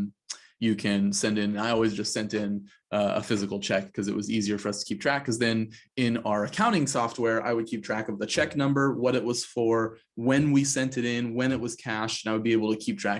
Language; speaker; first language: English; native; English